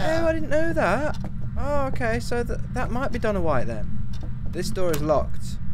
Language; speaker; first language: English; native; English